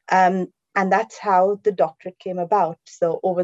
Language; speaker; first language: English; non-native, local second language; Konkani